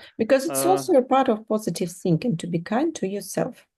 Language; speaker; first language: English; non-native, fluent; Russian